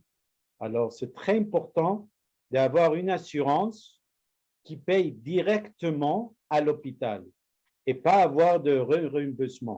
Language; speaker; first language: French; non-native, learner; Spanish